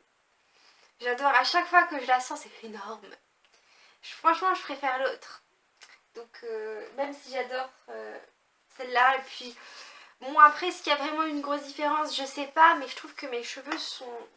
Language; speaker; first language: French; native; French